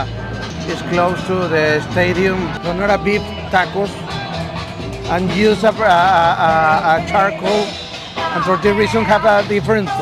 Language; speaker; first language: English; non-native, learner; Spanish